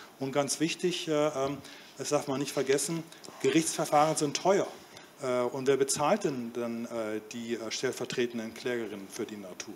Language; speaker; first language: German; native; German